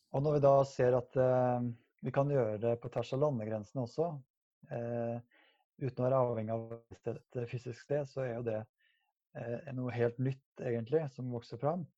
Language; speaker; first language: Norwegian; native; Norwegian